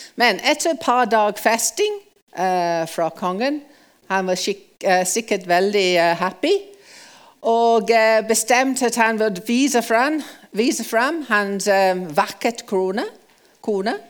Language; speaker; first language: Norwegian; non-native, fluent; English